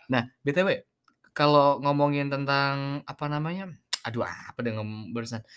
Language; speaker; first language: Indonesian; native; Indonesian